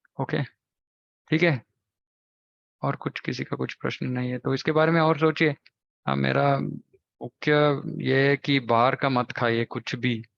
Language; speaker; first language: Hindi; non-native, local second language; Kannada